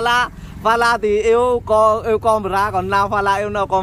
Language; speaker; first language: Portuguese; non-native, learner; Vietnamese